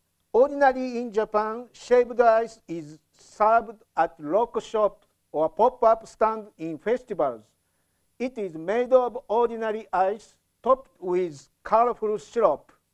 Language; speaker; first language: English; non-native, fluent; Japanese